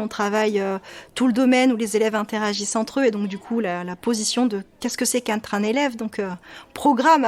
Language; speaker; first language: French; native; French